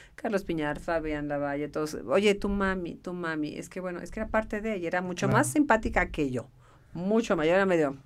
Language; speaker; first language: Spanish; native; Spanish